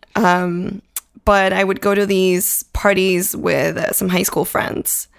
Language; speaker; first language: English; early bilingual, other home language; Spanish